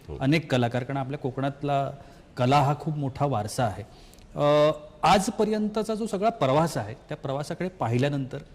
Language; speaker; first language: Marathi; native; Marathi